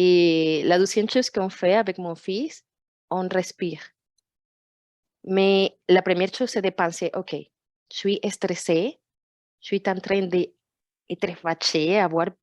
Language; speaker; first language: French; non-native, fluent; Portuguese